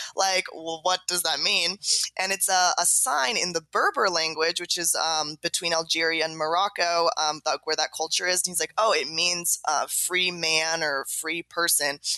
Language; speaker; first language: English; native; English